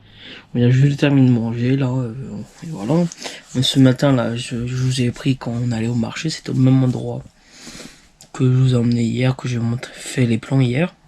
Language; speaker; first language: French; native; French